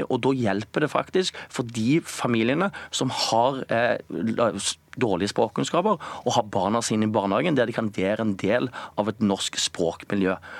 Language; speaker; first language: Norwegian; native; Norwegian